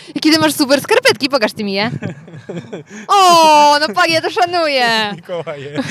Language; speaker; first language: Polish; native; Polish